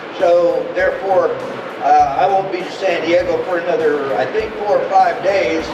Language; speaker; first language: English; native; English